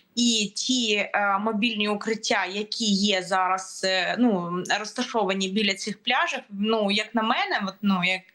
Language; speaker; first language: Ukrainian; native; Ukrainian